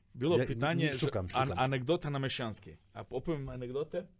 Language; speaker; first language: Polish; non-native, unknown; Serbian